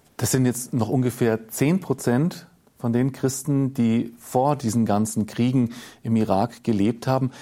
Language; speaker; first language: German; native; German